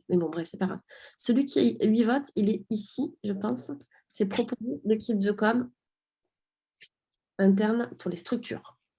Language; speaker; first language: French; native; French